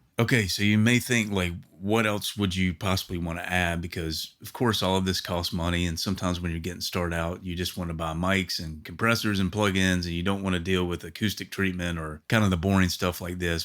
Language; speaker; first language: English; native; English